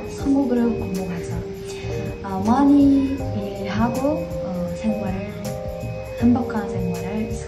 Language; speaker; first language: Korean; non-native, learner; Kazakh